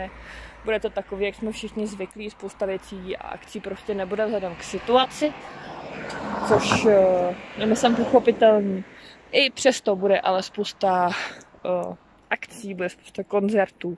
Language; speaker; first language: Czech; native; Czech